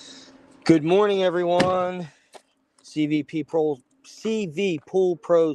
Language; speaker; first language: English; native; English